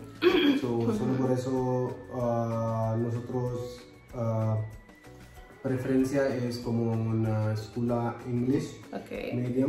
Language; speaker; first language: Spanish; non-native, learner; Hindi